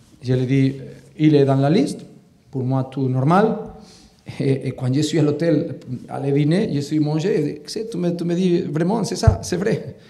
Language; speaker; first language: French; non-native, learner; Catalan